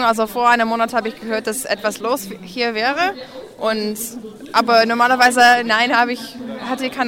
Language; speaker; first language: German; non-native, fluent; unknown